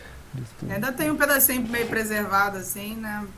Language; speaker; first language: Portuguese; native; Portuguese